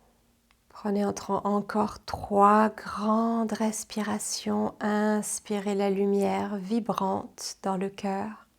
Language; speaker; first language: French; native; French